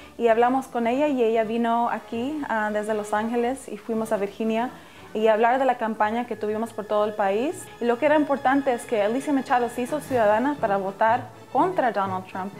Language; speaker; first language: Spanish; early bilingual, heritage; English